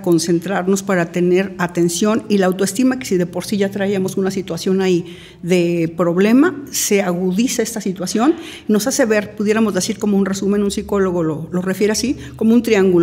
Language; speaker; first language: Spanish; native; Spanish